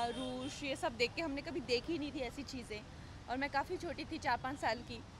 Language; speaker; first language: Hindi; native; Hindi